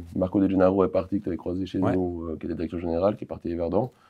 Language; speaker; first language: French; native; French